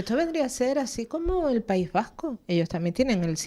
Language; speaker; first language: Spanish; native; Spanish